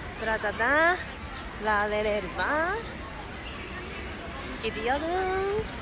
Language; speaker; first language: Turkish; non-native, learner; Japanese